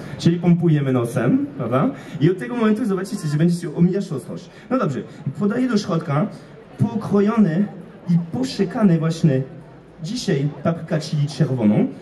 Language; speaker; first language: Polish; non-native, fluent; French